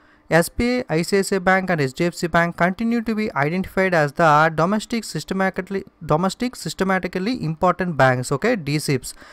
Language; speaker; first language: English; non-native, local second language; Telugu